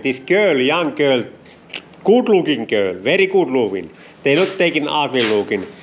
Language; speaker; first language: English; non-native, learner; Finnish